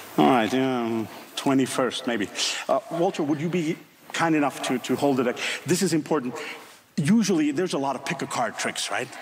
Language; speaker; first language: English; non-native, fluent; Finnish